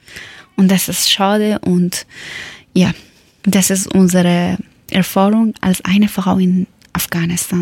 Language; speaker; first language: German; non-native, learner; Persian